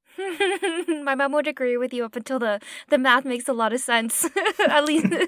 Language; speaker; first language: English; native; English